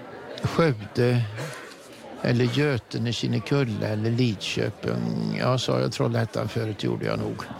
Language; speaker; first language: Swedish; native; Swedish